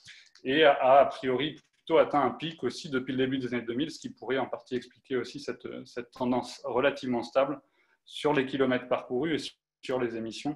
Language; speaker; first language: French; native; French